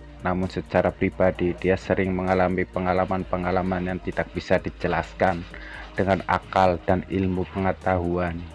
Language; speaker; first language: Indonesian; native; Indonesian